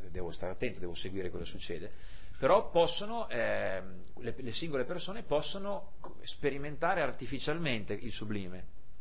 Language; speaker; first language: Italian; native; Italian